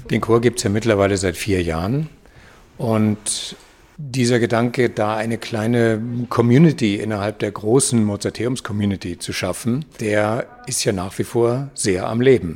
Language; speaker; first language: German; native; German